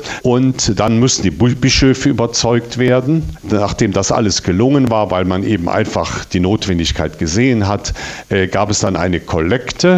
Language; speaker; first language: German; native; German